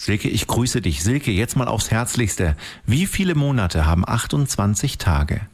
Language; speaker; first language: German; native; German